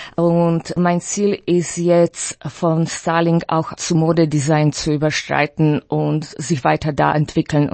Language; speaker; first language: German; non-native, fluent; Slovak